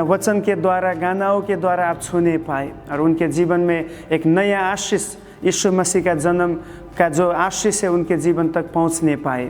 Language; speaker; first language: Hindi; non-native, local second language; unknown